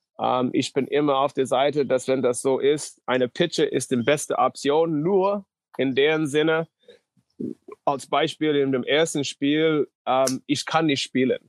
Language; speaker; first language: German; non-native, fluent; English